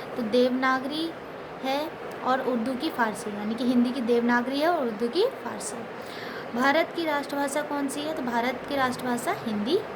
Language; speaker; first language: Hindi; native; Hindi